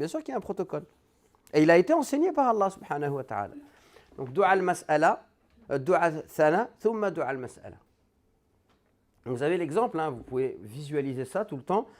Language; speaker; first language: French; native; French